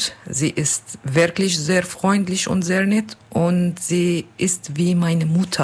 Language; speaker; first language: German; non-native, learner; Arabic